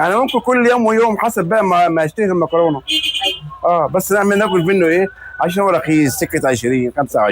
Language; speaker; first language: Arabic; native; Arabic